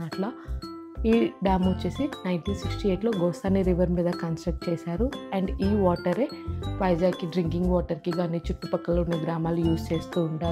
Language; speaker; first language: Telugu; native; Telugu